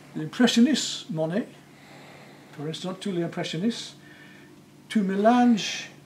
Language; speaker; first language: French; non-native, learner; English